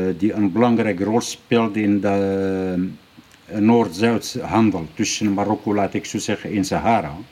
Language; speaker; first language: Dutch; non-native, fluent; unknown